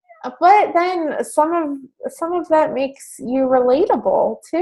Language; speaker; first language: English; native; English